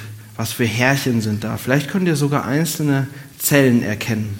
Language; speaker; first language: German; native; German